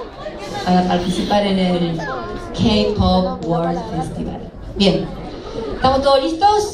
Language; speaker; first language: Spanish; native; Spanish